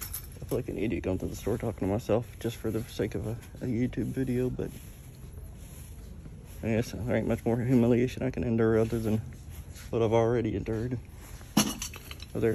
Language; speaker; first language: English; native; English